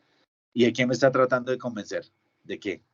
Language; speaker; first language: Spanish; native; Spanish